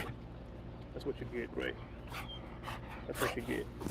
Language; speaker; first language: English; native; English